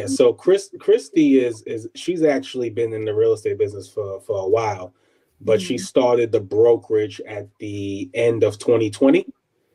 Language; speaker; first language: English; native; English